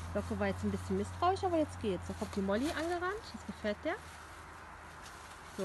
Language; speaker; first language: German; native; German